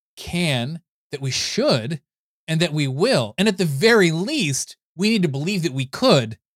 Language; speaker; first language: English; native; English